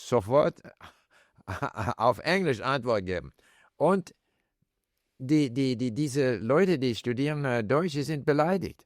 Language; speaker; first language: German; non-native, fluent; English